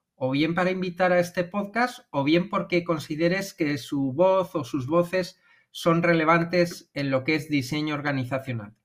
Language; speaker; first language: Spanish; native; Spanish